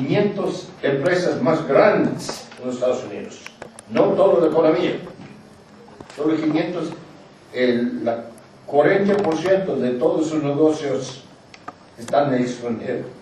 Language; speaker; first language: Spanish; non-native, fluent; English